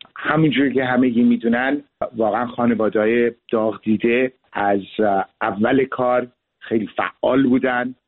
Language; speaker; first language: Persian; early bilingual, heritage; Persian